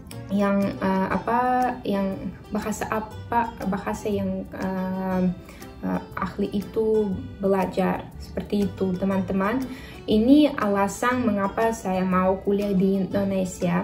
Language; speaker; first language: Indonesian; non-native, fluent; Russian